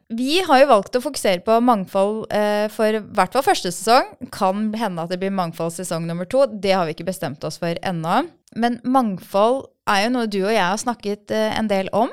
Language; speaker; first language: Norwegian; early bilingual, other home language; Persian